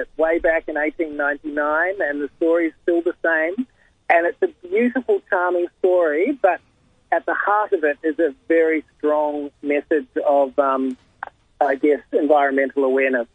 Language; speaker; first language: English; native; English